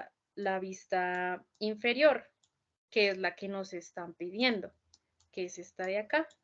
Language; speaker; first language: Spanish; native; Spanish